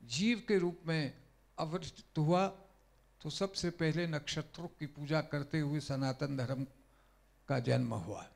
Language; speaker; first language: Hindi; native; Hindi